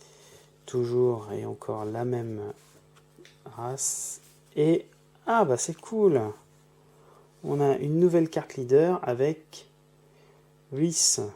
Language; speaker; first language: French; native; French